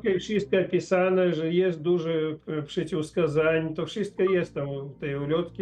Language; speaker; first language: Polish; non-native, learner; Russian